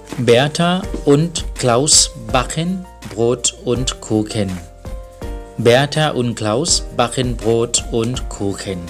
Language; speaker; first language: German; non-native, fluent; Thai